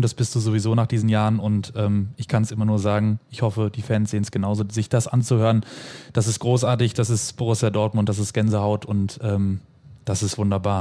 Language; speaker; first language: German; native; German